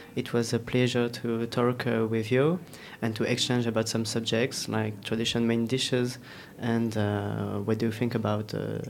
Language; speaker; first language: English; non-native, learner; French